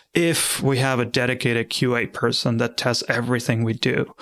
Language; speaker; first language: English; non-native, fluent; Spanish